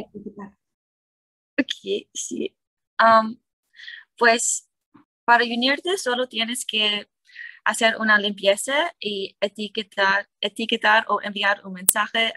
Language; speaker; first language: Spanish; non-native, learner; English